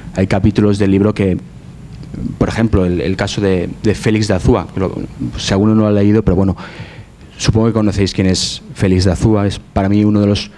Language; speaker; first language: Spanish; native; Spanish